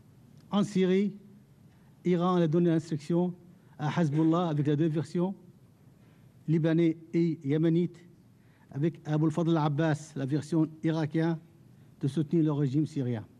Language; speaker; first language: French; non-native, fluent; Arabic